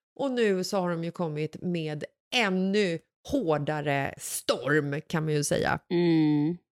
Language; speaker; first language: Swedish; native; Swedish